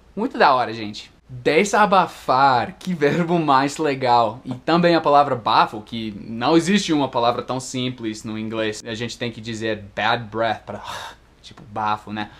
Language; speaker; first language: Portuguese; non-native, fluent; English